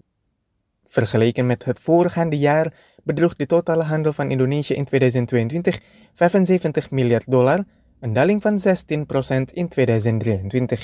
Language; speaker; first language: Dutch; non-native, fluent; Indonesian